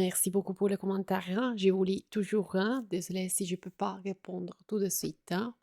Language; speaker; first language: French; non-native, fluent; Italian